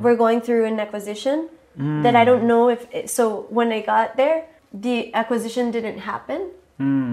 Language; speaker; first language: English; early bilingual, other home language; Spanish